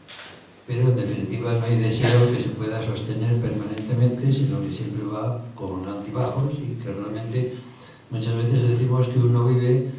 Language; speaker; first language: Spanish; native; Spanish